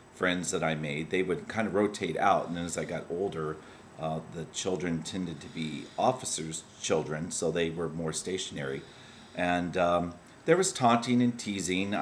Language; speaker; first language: English; native; English